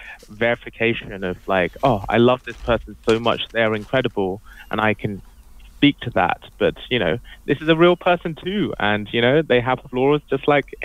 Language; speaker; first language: English; native; English